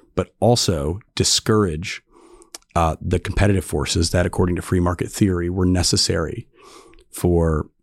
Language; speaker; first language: English; native; English